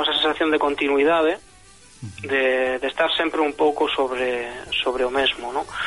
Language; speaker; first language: Galician; non-native, local second language; Spanish